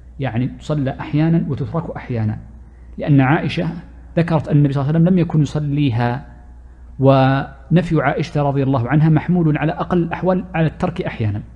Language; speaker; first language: Arabic; native; Arabic